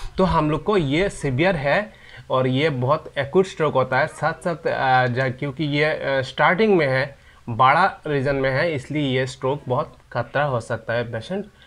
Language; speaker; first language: Hindi; non-native, local second language; Bangla